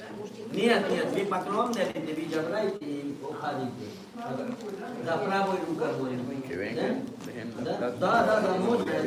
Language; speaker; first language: Russian; non-native, learner; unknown